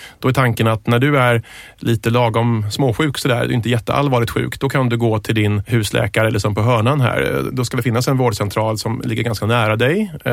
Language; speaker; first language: Swedish; native; Swedish